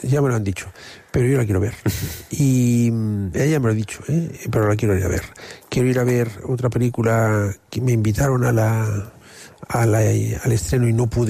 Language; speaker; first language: Spanish; non-native, local second language; Catalan